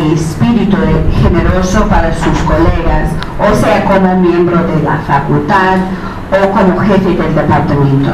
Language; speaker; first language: Spanish; non-native, fluent; English